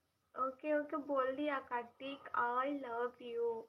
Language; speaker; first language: Hindi; non-native, local second language; Bangla